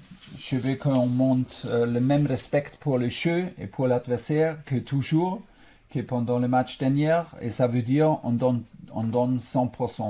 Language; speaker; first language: French; non-native, fluent; German